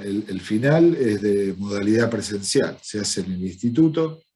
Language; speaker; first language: Spanish; native; Spanish